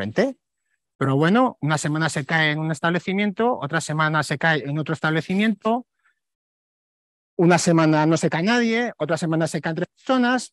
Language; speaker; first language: Spanish; native; Spanish